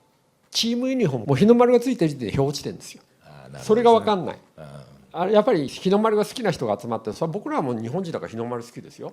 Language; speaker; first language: Japanese; native; Japanese